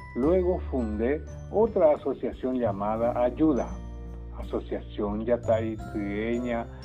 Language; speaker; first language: Spanish; non-native, local second language; Guarani